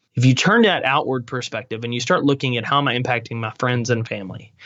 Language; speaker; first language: English; native; English